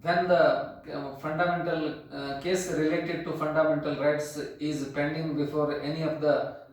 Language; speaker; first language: English; non-native, local second language; Kannada